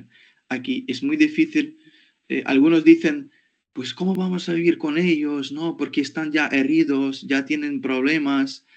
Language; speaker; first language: Spanish; non-native, fluent; Ukrainian